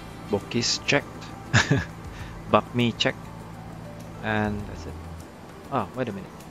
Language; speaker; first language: English; non-native, fluent; Indonesian